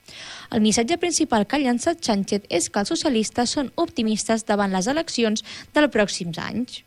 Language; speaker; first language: Catalan; native; Catalan